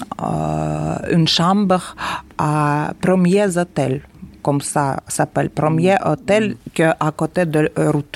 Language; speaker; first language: French; non-native, learner; Ukrainian